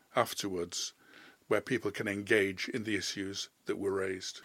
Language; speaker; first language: English; native; English